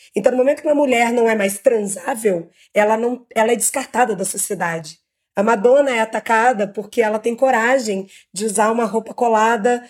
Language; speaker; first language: Portuguese; native; Portuguese